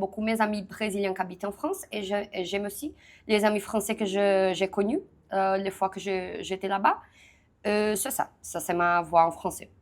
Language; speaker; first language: French; non-native, learner; Portuguese